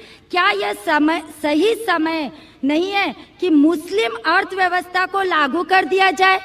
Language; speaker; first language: Hindi; non-native, local second language; Marathi